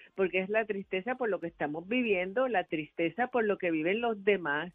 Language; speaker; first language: Spanish; native; Spanish